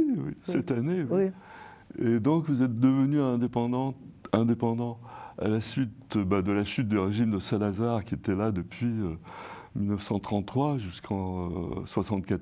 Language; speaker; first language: French; native; French